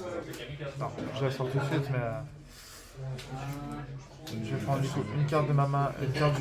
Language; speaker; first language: French; native; French